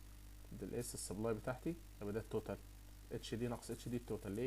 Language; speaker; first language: Arabic; native; Arabic